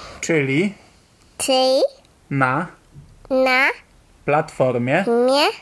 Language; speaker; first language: Polish; native; Polish